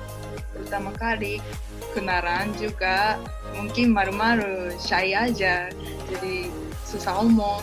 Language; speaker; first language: Indonesian; non-native, learner; Japanese